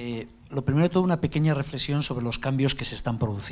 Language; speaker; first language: Spanish; native; Spanish